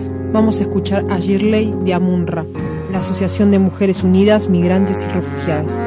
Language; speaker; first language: Spanish; native; Spanish